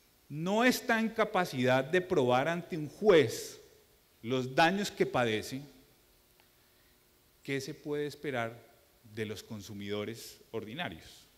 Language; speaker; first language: Spanish; native; Spanish